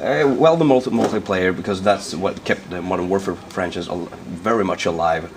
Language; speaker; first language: English; non-native, fluent; Swedish